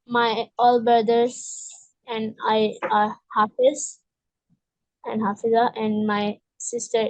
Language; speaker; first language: English; non-native, learner; Malayalam